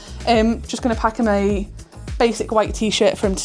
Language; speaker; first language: English; native; English